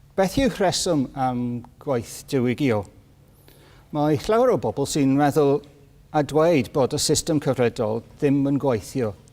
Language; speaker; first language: Welsh; non-native, learner; English